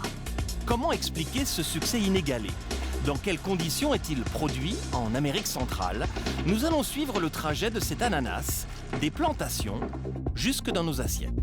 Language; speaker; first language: French; native; French